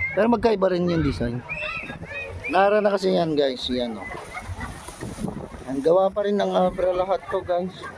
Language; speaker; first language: Filipino; non-native, local second language; Iloko